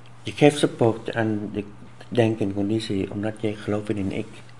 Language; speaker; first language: Dutch; non-native, fluent; Vietnamese